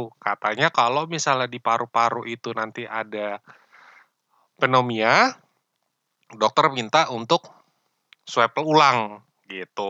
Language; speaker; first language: Indonesian; native; Indonesian